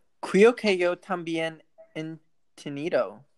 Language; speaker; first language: Spanish; non-native, learner; English